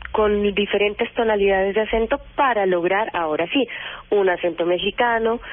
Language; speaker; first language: Spanish; native; Spanish